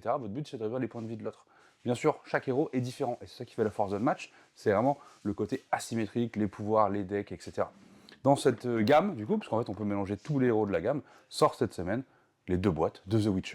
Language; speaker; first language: French; native; French